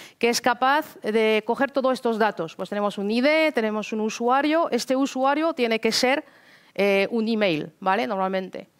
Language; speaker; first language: Spanish; non-native, fluent; French